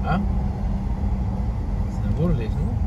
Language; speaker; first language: Spanish; non-native, learner; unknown